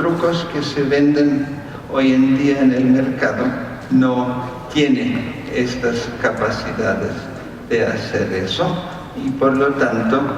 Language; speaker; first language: Spanish; non-native, fluent; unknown